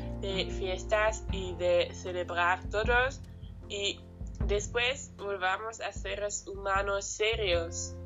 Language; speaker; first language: Spanish; non-native, learner; German